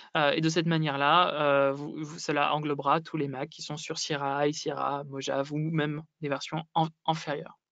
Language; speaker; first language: French; native; French